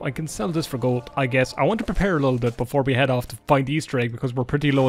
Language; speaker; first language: English; native; English